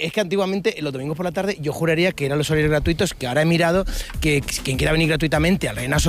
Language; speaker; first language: Spanish; native; Spanish